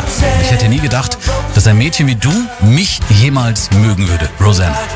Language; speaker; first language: German; native; German